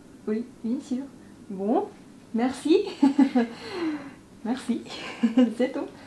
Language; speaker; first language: French; non-native, learner; Spanish